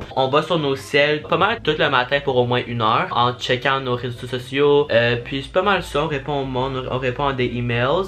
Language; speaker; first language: French; native; French